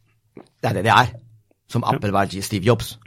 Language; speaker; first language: Norwegian; non-native, fluent; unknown